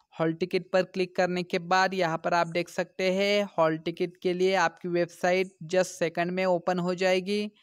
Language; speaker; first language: Hindi; non-native, local second language; Marathi